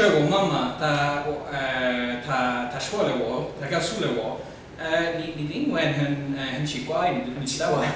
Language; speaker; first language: Chinese; non-native, learner; English